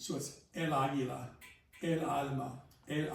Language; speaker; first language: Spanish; non-native, fluent; English